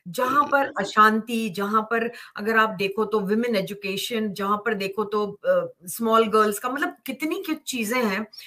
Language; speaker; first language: Hindi; native; Hindi